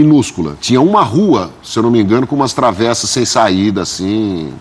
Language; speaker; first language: Portuguese; native; Portuguese